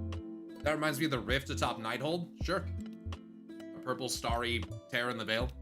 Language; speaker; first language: English; native; English